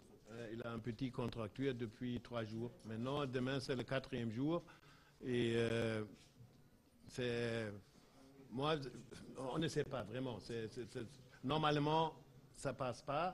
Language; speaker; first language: French; non-native, fluent; German